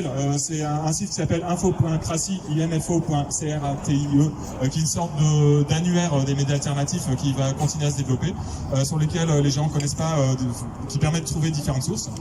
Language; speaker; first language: French; native; French